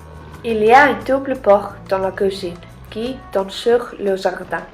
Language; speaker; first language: French; non-native, learner; Icelandic